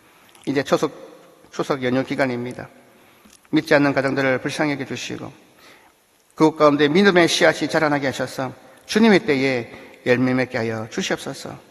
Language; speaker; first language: Korean; native; Korean